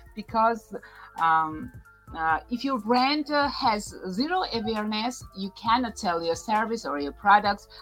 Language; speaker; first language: English; non-native, fluent; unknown